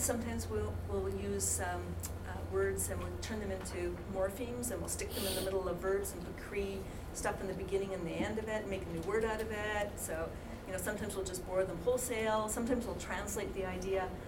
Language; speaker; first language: English; native; English